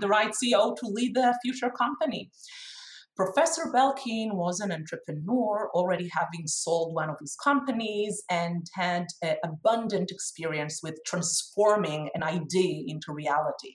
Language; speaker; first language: English; non-native, fluent; Hebrew